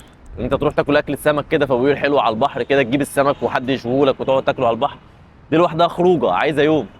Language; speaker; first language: Arabic; native; Arabic